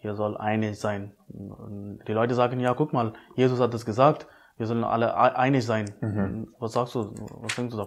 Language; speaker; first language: German; non-native, fluent; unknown